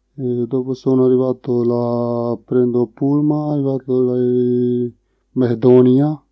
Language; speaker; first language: Italian; non-native, learner; Punjabi